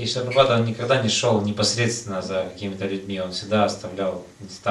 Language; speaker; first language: Russian; native; Russian